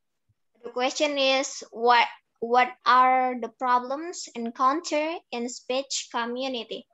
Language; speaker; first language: English; non-native, learner; Indonesian